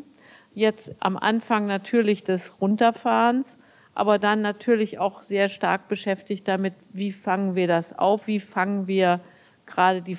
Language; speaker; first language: German; native; German